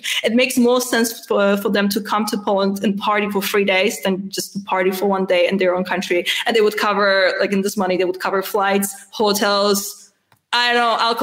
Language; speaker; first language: English; non-native, fluent; Polish